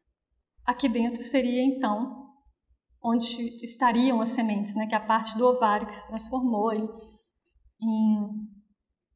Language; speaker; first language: Portuguese; native; Portuguese